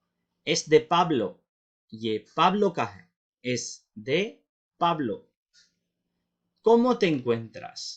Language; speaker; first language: Spanish; non-native, fluent; Urdu